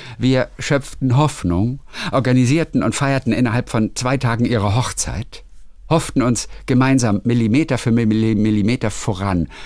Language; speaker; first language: German; native; German